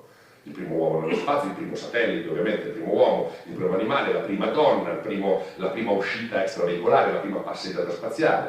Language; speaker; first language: Italian; native; Italian